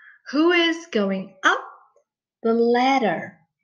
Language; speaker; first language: English; non-native, fluent; Vietnamese